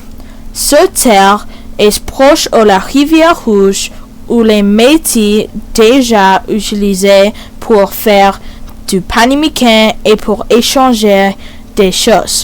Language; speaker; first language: French; non-native, learner; English